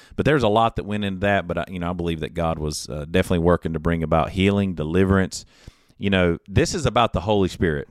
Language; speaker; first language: English; native; English